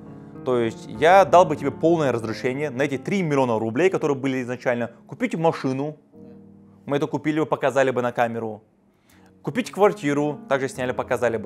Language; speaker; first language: Russian; native; Russian